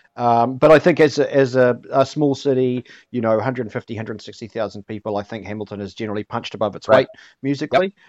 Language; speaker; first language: English; native; English